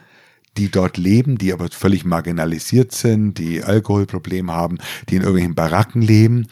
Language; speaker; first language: German; native; German